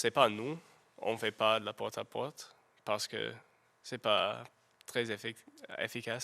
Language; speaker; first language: French; non-native, learner; English